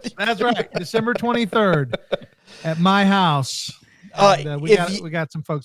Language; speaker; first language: English; native; English